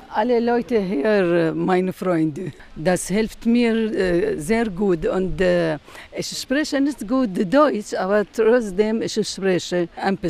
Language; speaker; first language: German; non-native, learner; Arabic